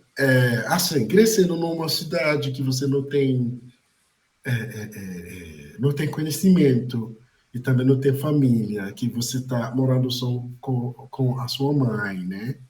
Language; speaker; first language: Portuguese; non-native, fluent; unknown